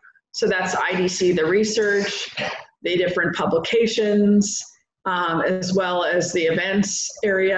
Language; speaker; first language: English; native; English